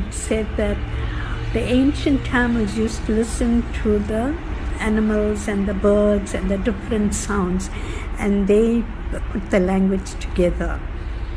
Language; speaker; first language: English; non-native, local second language; Tamil